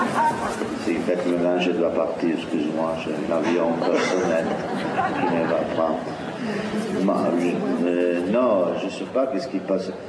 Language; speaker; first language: French; non-native, fluent; Italian